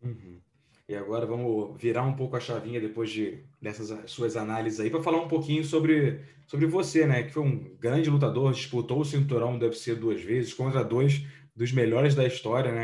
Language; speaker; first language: Portuguese; native; Portuguese